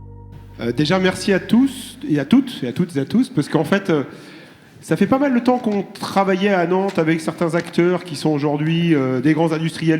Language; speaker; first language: French; native; French